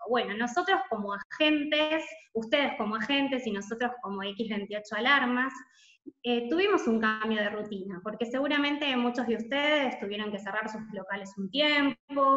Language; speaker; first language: Spanish; native; Spanish